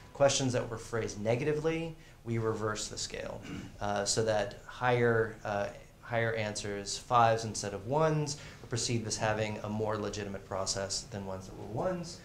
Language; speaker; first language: English; native; English